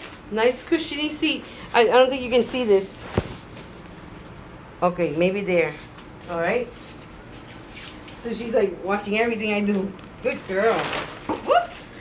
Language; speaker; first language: English; early bilingual, other home language; Spanish